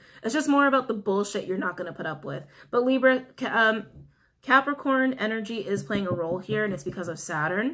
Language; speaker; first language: English; native; English